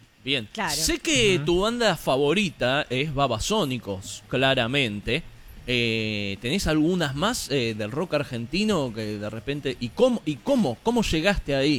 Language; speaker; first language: Spanish; native; Spanish